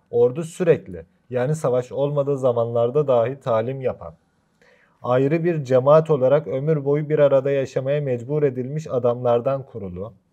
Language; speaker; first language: Turkish; native; Turkish